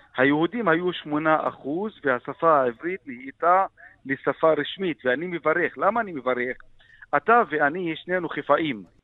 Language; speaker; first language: Hebrew; non-native, local second language; Arabic